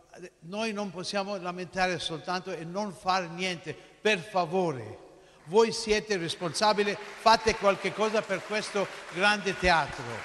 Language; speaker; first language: Italian; non-native, fluent; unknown